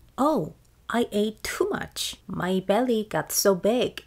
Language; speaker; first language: English; non-native, fluent; Korean